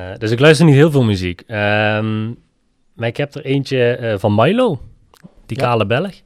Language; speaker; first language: Dutch; native; Dutch